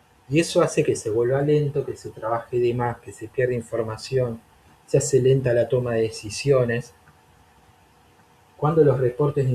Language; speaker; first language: Spanish; native; Spanish